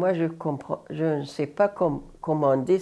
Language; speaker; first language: French; non-native, learner; Arabic